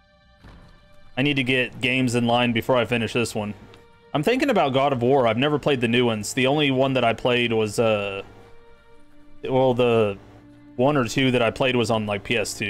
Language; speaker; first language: English; native; English